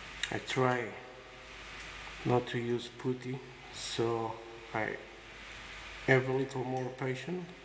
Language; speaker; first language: English; non-native, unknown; Portuguese